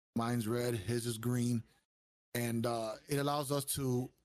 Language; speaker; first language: English; early bilingual, other home language; Spanish